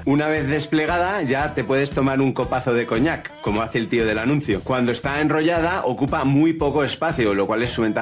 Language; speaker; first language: Spanish; native; Spanish